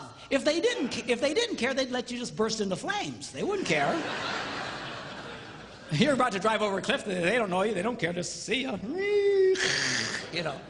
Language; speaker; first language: English; native; English